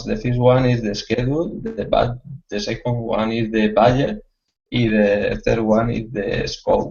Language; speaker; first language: English; non-native, learner; Spanish